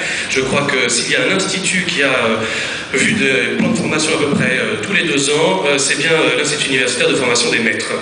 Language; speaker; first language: French; native; French